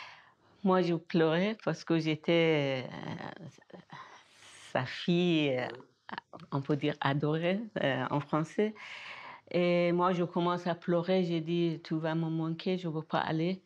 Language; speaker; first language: French; non-native, fluent; Persian